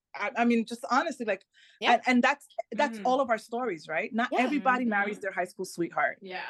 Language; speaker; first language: English; early bilingual, other home language; Spanish